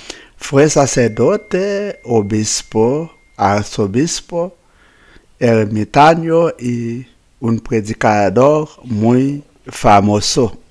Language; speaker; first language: Spanish; non-native, fluent; Haitian Creole